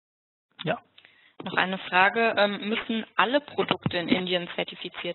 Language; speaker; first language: German; native; German